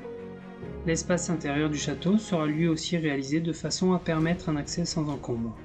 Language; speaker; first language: French; native; French